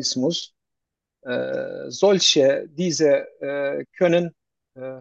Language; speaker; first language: German; non-native, learner; Turkish